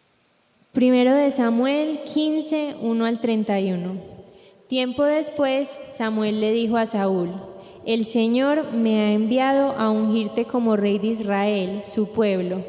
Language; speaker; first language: Spanish; native; Spanish